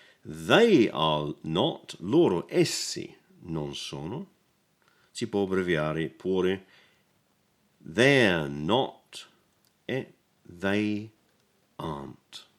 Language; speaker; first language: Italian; non-native, learner; English